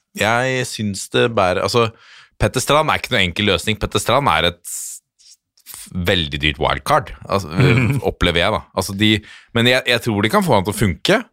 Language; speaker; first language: Norwegian; native; Norwegian